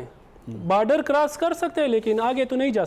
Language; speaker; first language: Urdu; non-native, fluent; Pashto